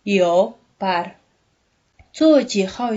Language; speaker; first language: Chinese; non-native, fluent; Kazakh